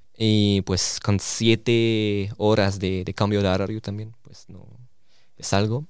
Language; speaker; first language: Spanish; early bilingual, heritage; Spanish